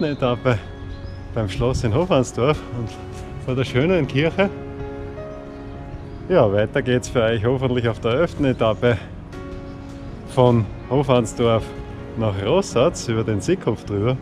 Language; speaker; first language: German; native; German